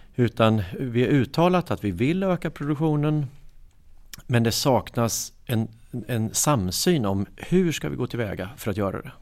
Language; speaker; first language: Swedish; native; Swedish